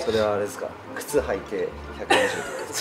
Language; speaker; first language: Japanese; native; Japanese